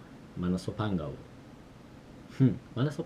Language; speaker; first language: Korean; non-native, learner; English